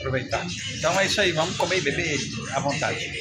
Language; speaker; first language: Portuguese; native; Portuguese